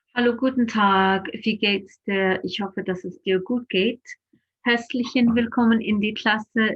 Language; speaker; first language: German; non-native, fluent; English